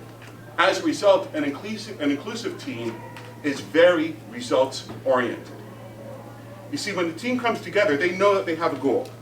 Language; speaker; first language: English; native; English